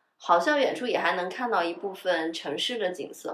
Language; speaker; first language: Chinese; native; Chinese